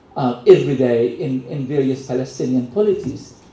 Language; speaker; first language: English; non-native, fluent; Arabic